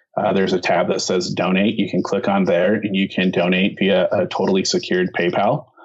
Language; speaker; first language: English; native; English